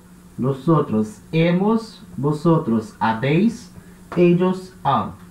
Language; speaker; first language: Spanish; non-native, fluent; Portuguese